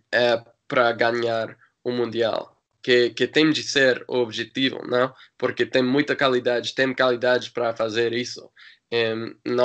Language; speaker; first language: Portuguese; non-native, learner; English